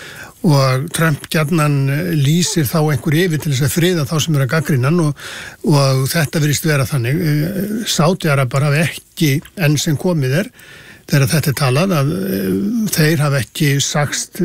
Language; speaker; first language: Icelandic; native; Icelandic